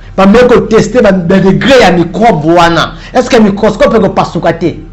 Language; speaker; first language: Lingala; native; Lingala